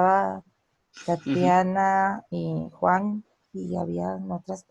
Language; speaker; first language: Spanish; native; Spanish